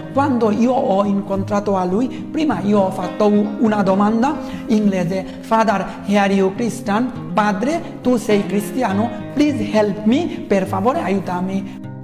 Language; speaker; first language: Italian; non-native, learner; Bangla